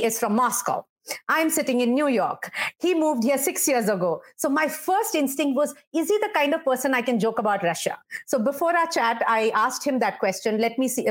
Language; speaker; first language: English; non-native, local second language; Hindi